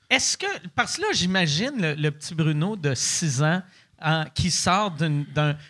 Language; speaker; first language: French; native; French